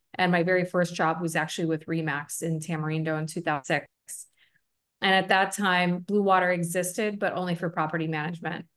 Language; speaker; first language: English; native; English